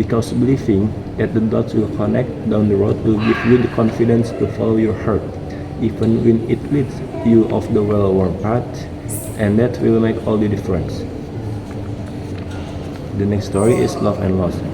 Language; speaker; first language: English; non-native, learner; Indonesian